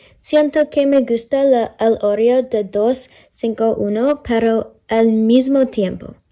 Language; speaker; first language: Spanish; non-native, learner; English